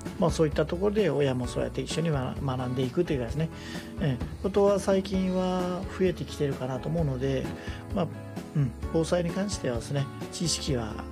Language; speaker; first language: Japanese; non-native, fluent; Nepali